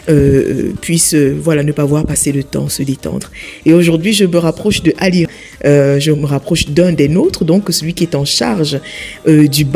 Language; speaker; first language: French; native; French